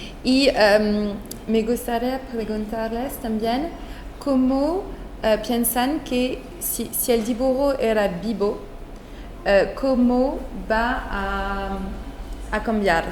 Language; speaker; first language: Spanish; non-native, fluent; French